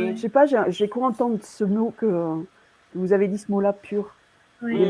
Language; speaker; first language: French; native; French